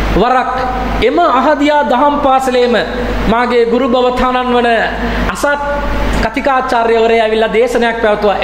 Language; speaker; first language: Sinhala; non-native, local second language; Tamil